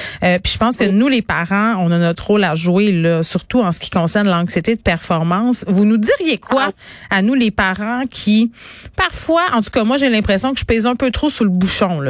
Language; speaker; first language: French; native; French